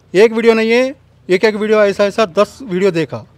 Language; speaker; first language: Hindi; non-native, local second language; Telugu